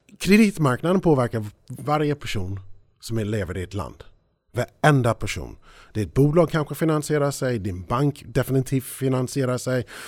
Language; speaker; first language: Swedish; early bilingual, heritage; English